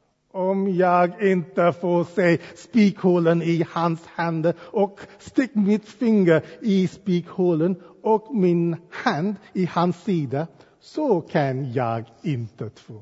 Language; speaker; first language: Swedish; non-native, fluent; English